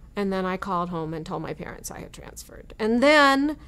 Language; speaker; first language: English; native; English